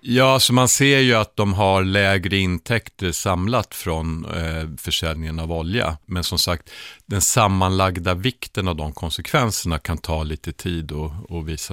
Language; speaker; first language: Swedish; native; Swedish